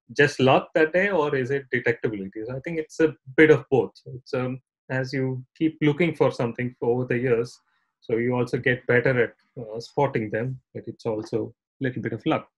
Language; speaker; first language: English; non-native, local second language; Tamil